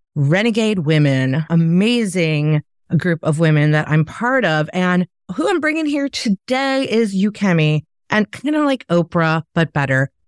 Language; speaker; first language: English; native; English